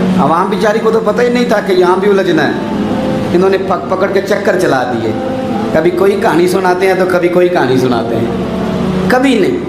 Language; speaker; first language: Urdu; non-native, local second language; Punjabi